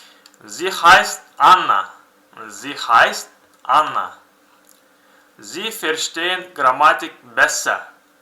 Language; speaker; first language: German; non-native, fluent; Uzbek